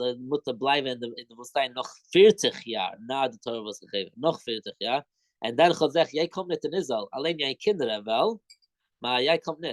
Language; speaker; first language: Dutch; non-native, fluent; English